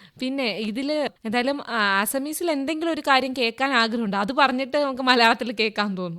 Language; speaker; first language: Malayalam; native; Malayalam